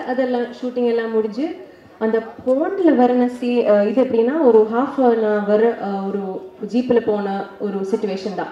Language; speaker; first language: Tamil; non-native, learner; Malayalam